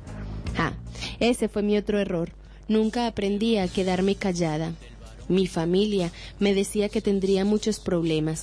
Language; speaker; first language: Spanish; native; Spanish